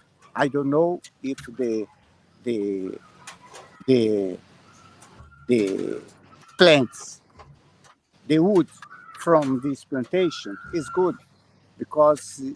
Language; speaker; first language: English; non-native, learner; Portuguese